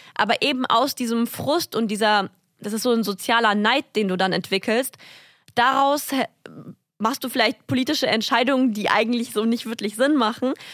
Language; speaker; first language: German; early bilingual, other home language; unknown